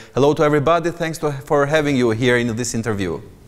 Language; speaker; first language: English; non-native, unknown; Albanian